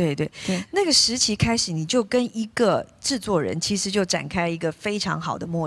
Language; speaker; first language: Chinese; native; Chinese